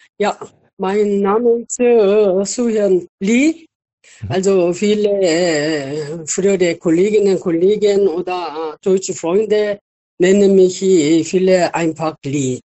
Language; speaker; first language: German; non-native, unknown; Korean